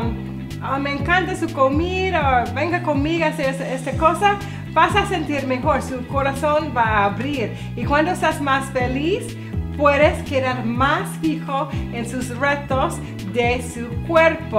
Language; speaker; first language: Spanish; non-native, learner; English